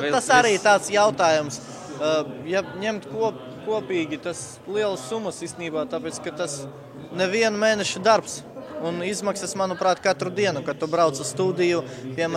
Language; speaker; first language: Latvian; non-native, local second language; Russian